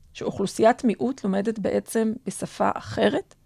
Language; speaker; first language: Hebrew; non-native, fluent; Adyghe